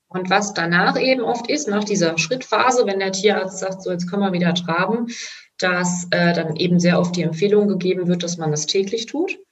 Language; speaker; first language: German; native; German